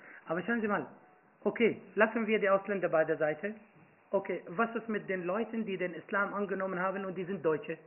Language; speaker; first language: German; non-native, fluent; Arabic